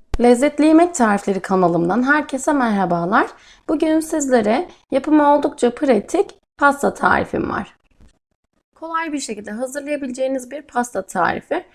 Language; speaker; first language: Turkish; native; Turkish